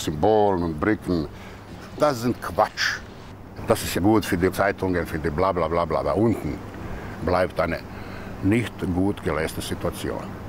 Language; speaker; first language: German; non-native, fluent; Croatian